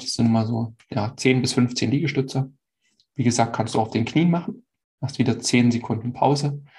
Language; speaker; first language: German; native; German